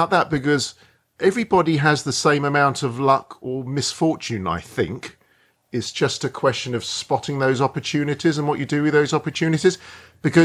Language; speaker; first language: English; native; English